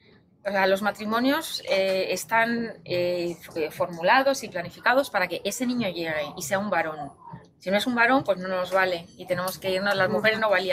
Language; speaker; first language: Spanish; native; Spanish